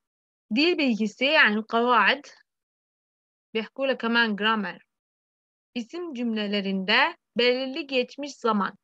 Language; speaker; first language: Arabic; native; Arabic